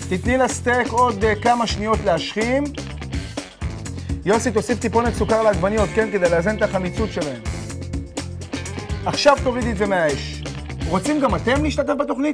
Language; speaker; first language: Hebrew; native; Hebrew